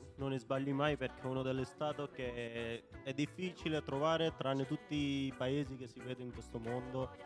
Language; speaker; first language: Italian; non-native, fluent; Hindi